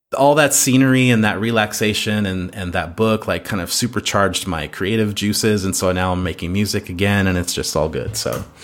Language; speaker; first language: English; native; English